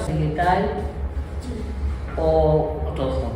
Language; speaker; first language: Spanish; non-native, learner; Ukrainian